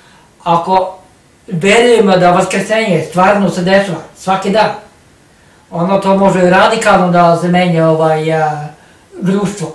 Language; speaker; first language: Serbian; non-native, learner; Norwegian